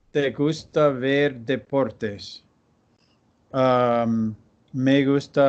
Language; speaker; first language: Spanish; non-native, learner; English